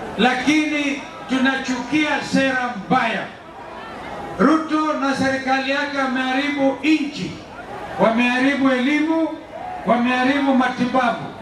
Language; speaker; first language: Swahili; non-native, local second language; Kamba